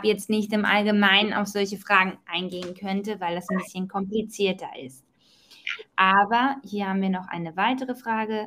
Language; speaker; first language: German; native; German